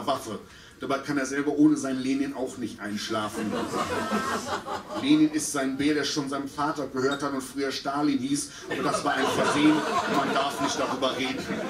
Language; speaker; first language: German; native; German